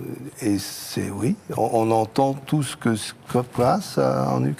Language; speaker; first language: French; non-native, local second language; German